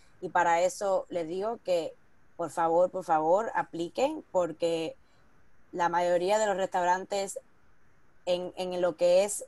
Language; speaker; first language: Spanish; early bilingual, heritage; Spanish